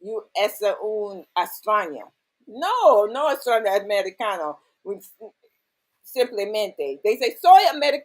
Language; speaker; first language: Spanish; non-native, learner; English